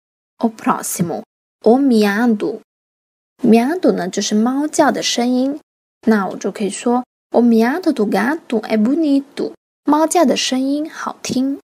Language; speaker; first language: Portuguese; non-native, fluent; Chinese